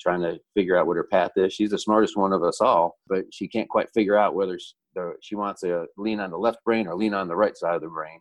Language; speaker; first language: English; native; English